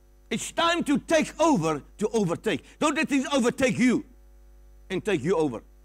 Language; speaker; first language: English; non-native, local second language; Afrikaans